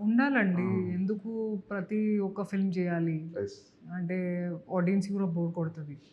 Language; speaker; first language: Telugu; non-native, fluent; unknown